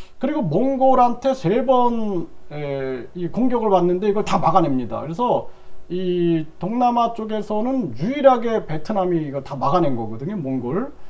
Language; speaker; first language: Korean; native; Korean